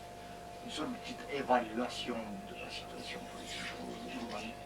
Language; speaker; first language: French; non-native, fluent; Romanian